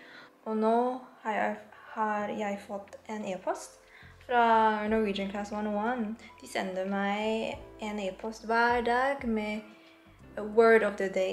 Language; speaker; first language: Norwegian; non-native, learner; Filipino